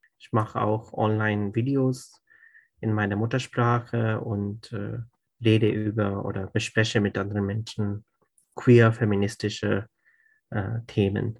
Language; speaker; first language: German; non-native, fluent; Urdu